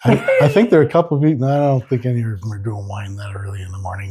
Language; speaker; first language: English; native; English